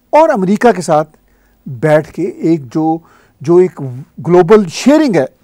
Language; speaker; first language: Urdu; native; Urdu